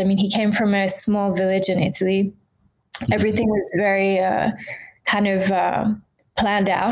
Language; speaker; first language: English; native; English